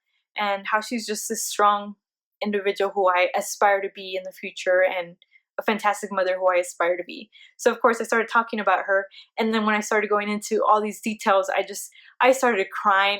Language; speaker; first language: English; early bilingual, other home language; Spanish